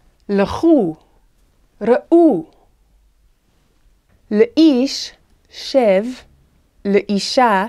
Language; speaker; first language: Hebrew; non-native, fluent; English